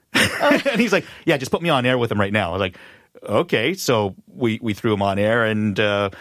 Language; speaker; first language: English; native; English